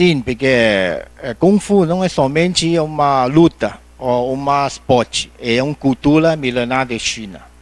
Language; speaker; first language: Portuguese; non-native, learner; Chinese